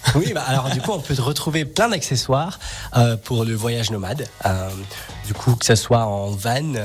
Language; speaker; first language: French; non-native, fluent; English